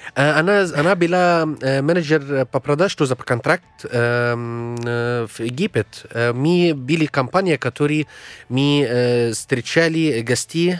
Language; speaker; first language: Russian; non-native, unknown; Arabic